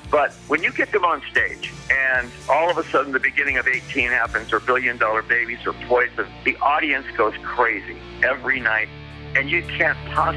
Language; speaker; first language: English; native; English